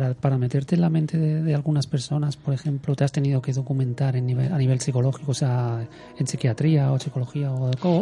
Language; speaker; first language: Spanish; native; Spanish